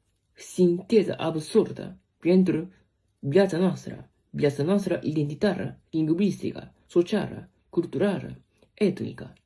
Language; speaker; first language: Romanian; non-native, learner; Japanese